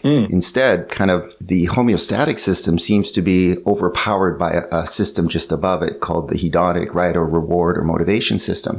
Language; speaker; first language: English; native; English